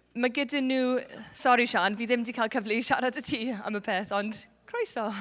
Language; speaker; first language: Welsh; non-native, local second language; English